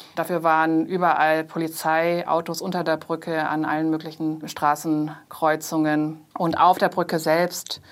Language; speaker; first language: German; non-native, fluent; Chinese